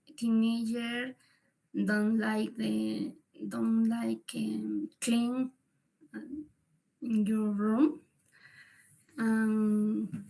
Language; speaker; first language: English; non-native, learner; Spanish